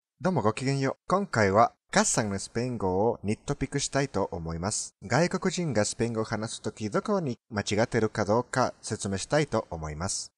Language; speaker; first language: Japanese; non-native, fluent; Spanish